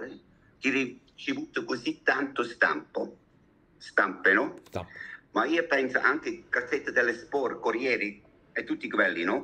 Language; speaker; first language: Italian; non-native, learner; German